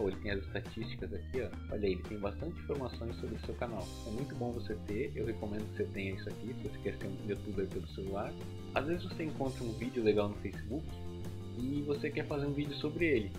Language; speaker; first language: Portuguese; native; Portuguese